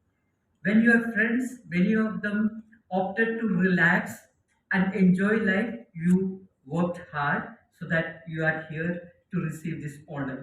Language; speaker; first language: English; non-native, local second language; Malayalam